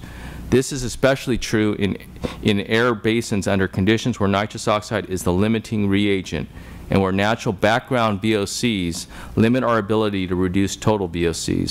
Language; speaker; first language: English; native; English